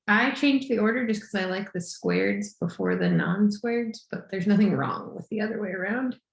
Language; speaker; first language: English; native; English